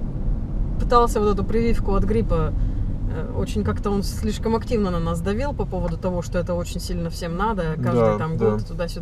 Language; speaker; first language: Russian; native; Russian